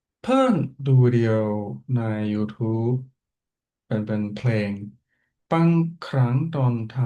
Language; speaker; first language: Thai; non-native, fluent; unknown